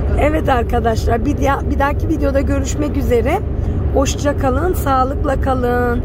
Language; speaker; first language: Turkish; early bilingual, heritage; Turkish